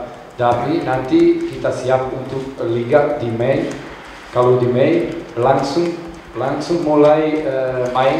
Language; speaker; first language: Indonesian; non-native, learner; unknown